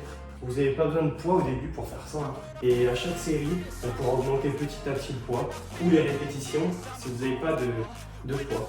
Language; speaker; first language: French; native; French